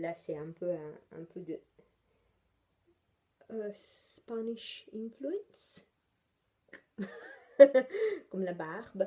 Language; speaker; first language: French; non-native, fluent; Italian